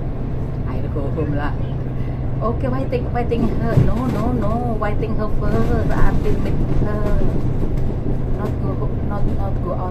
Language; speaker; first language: English; non-native, learner; Indonesian